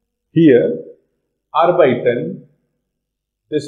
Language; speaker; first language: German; non-native, learner; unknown